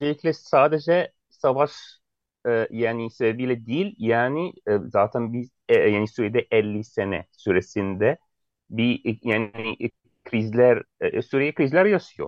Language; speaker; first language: Turkish; non-native, fluent; Arabic